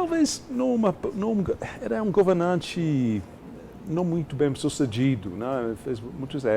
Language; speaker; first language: Portuguese; non-native, fluent; English